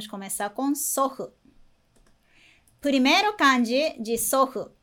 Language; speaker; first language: Portuguese; non-native, fluent; Japanese